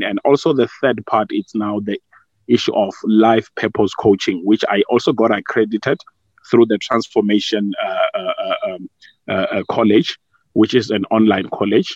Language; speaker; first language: English; non-native, local second language; Venda